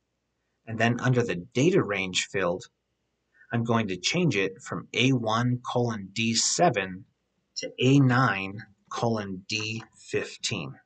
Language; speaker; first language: English; native; English